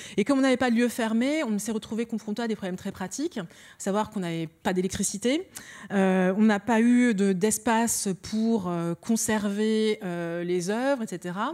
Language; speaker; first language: French; early bilingual, other home language; Lingala